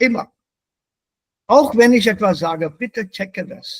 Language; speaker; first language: German; non-native, fluent; Hindi